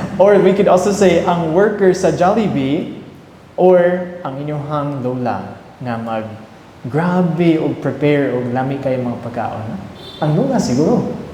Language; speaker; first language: Cebuano; early bilingual, heritage; Cebuano